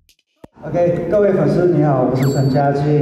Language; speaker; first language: Chinese; non-native, learner; Thai